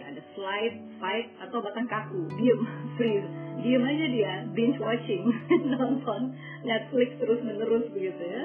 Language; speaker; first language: Indonesian; native; Indonesian